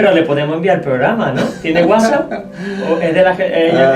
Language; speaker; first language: Spanish; native; Spanish